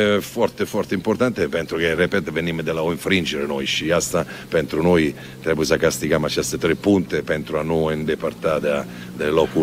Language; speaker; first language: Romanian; non-native, fluent; Italian